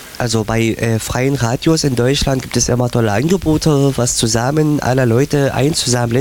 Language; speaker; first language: German; non-native, fluent; Arabic